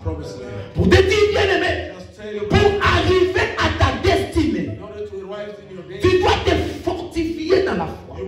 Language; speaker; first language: French; non-native, local second language; Lingala